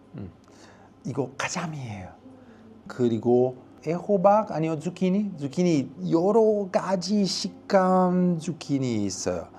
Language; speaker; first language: Korean; non-native, learner; Italian